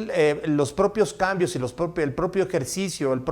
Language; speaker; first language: Spanish; native; Spanish